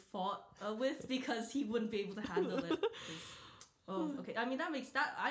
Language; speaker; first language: English; native; English